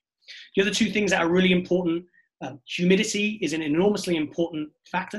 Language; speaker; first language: English; native; English